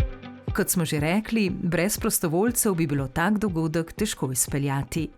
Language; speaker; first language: Slovenian; native; Slovenian